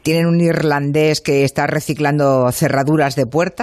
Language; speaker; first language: Spanish; native; Spanish